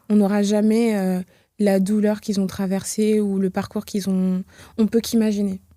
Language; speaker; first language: French; early bilingual, other home language; Kinyarwanda